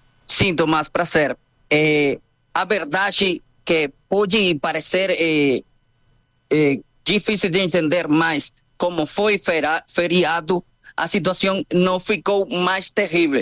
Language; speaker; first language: Portuguese; non-native, fluent; Spanish